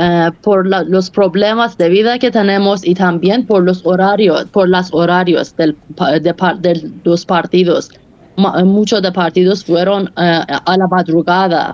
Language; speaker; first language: Spanish; non-native, fluent; Persian